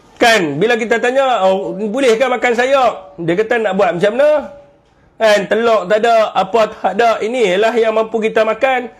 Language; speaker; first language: Malay; native; Malay